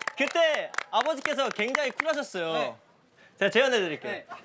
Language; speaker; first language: Korean; native; Korean